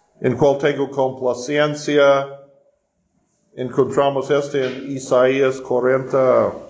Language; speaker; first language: Spanish; non-native, fluent; English